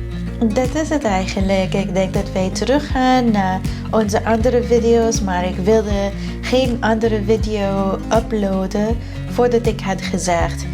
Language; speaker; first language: Dutch; non-native, fluent; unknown